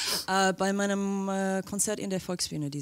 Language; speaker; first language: German; non-native, fluent; English